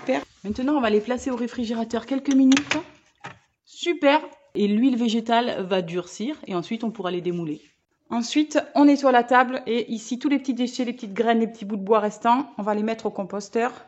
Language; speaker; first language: French; native; French